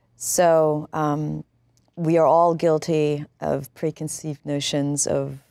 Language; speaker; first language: English; non-native, fluent; German